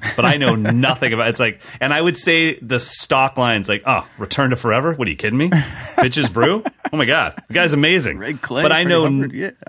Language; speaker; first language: English; native; English